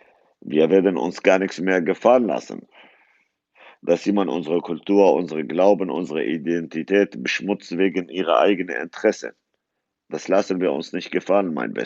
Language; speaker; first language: German; non-native, fluent; Kurdish